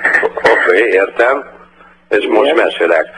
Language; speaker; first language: Hungarian; early bilingual, heritage; Portuguese